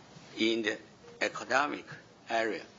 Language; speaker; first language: English; non-native, fluent; Chinese